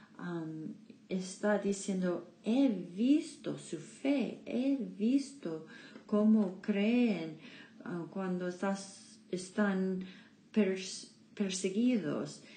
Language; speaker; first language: Spanish; non-native, learner; English